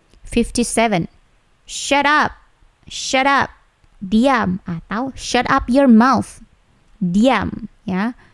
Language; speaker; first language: English; non-native, fluent; Indonesian